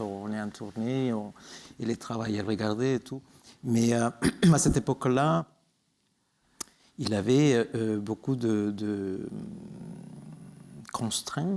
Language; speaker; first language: French; non-native, fluent; Spanish